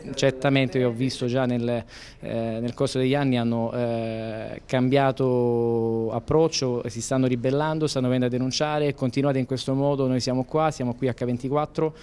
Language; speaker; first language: Italian; native; Italian